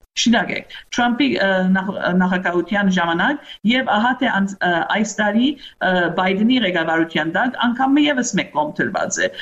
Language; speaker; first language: Armenian; early bilingual, heritage; Armenian